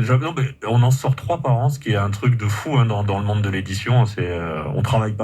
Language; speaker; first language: French; native; French